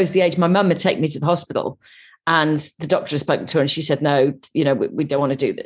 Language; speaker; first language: English; native; English